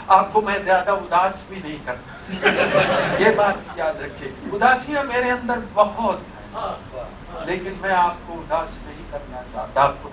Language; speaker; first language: Urdu; non-native, local second language; Punjabi